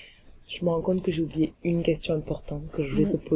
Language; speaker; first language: French; native; French